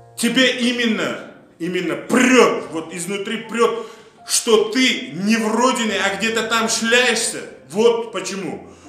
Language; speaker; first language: Russian; non-native, local second language; Uzbek